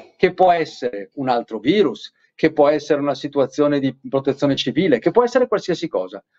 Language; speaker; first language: Italian; native; Italian